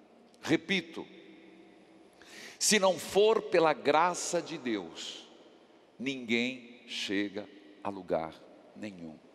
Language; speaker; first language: Portuguese; native; Portuguese